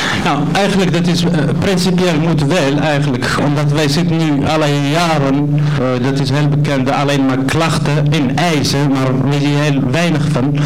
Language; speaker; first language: Dutch; non-native, learner; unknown